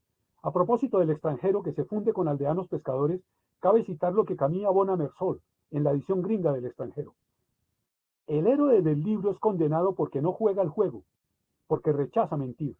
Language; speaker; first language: Spanish; native; Spanish